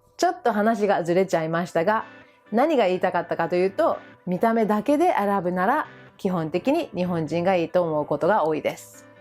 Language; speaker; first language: Japanese; early bilingual, other home language; English